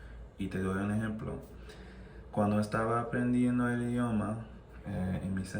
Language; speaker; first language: Spanish; non-native, fluent; English